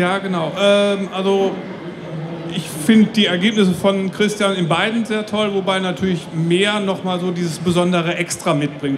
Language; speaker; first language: German; native; German